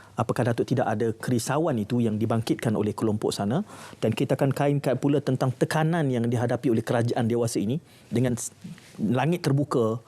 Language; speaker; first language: Malay; native; Malay